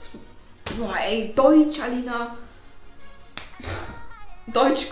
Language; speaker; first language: German; native; German